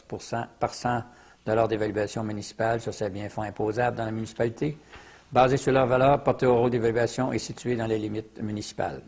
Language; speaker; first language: French; native; French